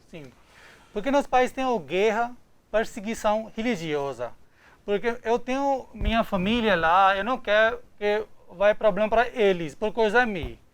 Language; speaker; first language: Portuguese; non-native, learner; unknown